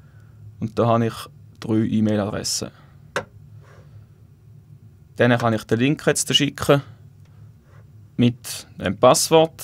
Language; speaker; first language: German; native; German